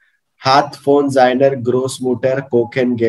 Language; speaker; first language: German; non-native, learner; Hindi